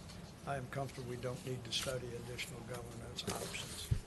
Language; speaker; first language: English; native; English